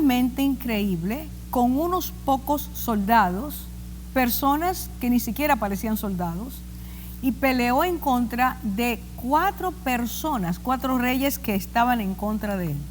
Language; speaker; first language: Spanish; native; Spanish